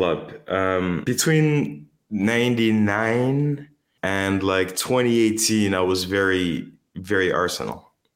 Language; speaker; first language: English; native; English